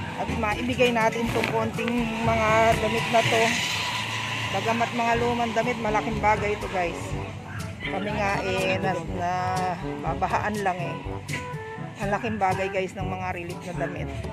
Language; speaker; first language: Filipino; native; Filipino